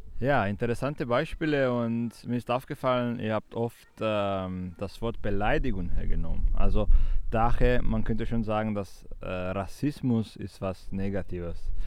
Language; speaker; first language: German; non-native, fluent; Romanian